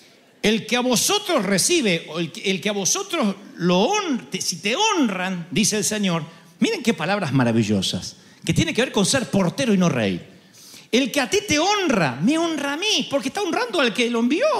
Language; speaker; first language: Spanish; native; Spanish